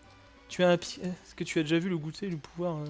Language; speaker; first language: French; native; French